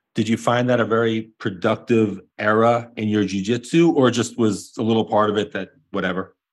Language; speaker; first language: English; native; English